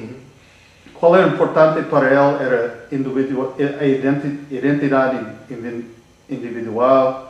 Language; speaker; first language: Spanish; non-native, learner; English